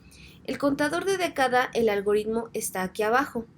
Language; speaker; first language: Spanish; native; Spanish